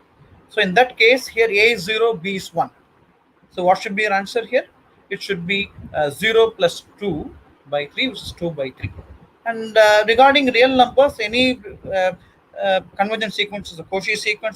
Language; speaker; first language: English; non-native, local second language; Tamil